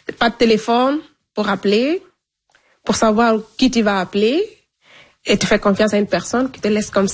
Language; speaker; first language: French; non-native, fluent; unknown